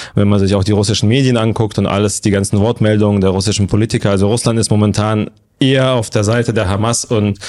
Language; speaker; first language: German; non-native, fluent; Russian